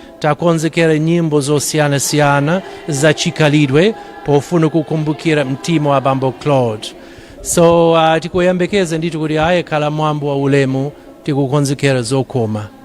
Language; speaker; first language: Nyanja; non-native, fluent; English